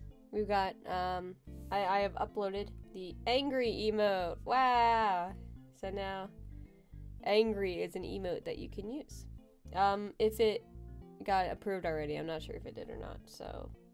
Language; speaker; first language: English; native; English